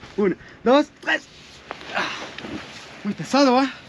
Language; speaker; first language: Spanish; non-native, learner; French